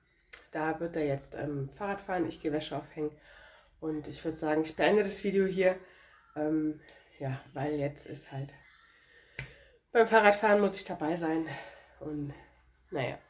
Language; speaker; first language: German; native; German